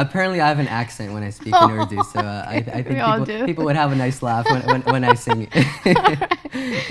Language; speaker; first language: English; early bilingual, other home language; Urdu